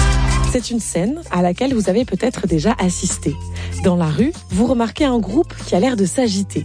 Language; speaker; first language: French; native; French